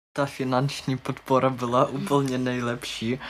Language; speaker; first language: Czech; non-native, learner; Ukrainian